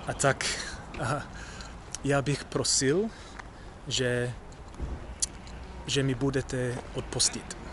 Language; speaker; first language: Czech; non-native, learner; English